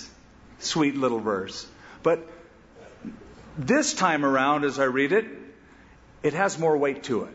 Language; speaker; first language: English; native; English